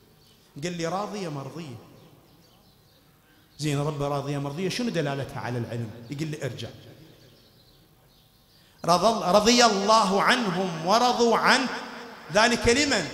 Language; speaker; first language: Arabic; native; Arabic